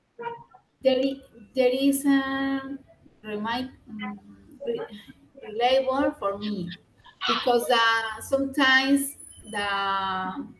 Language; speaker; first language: English; non-native, learner; Spanish